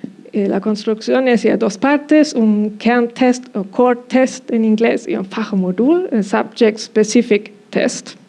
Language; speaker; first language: Spanish; non-native, fluent; German